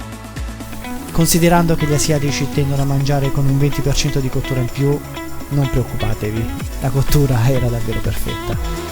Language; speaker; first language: Italian; native; Italian